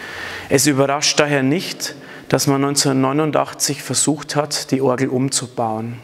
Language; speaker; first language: German; native; German